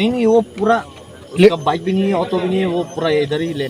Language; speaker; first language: Hindi; non-native, local second language; Kok Borok